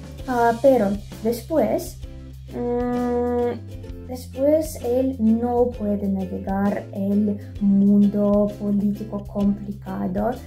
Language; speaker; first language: Spanish; non-native, fluent; Russian